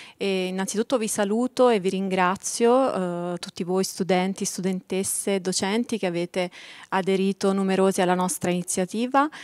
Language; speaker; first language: Italian; native; Italian